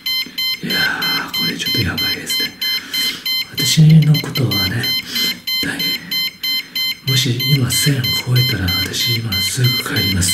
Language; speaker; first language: Japanese; non-native, learner; Chinese